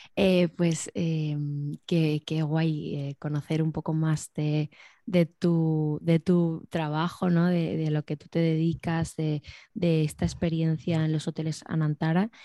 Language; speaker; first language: Spanish; native; Spanish